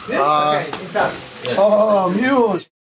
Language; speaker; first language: Polish; non-native, fluent; Portuguese